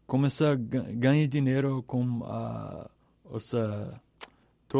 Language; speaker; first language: Portuguese; non-native, learner; English